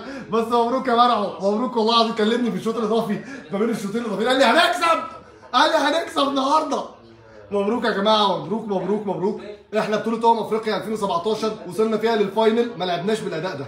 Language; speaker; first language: Arabic; native; Arabic